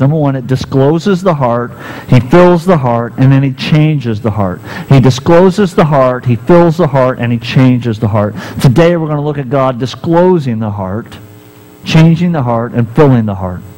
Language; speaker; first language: English; native; English